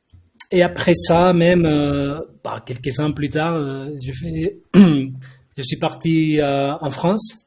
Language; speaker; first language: French; non-native, fluent; Spanish